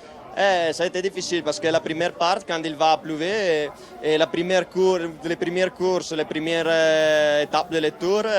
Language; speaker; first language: French; non-native, learner; Italian